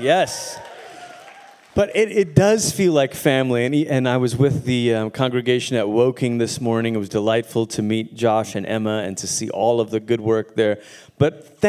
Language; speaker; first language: English; native; English